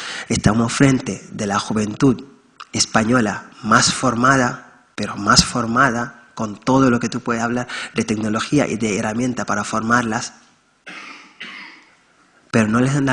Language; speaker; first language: Spanish; non-native, fluent; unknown